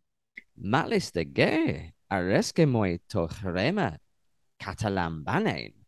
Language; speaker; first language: Greek; non-native, learner; English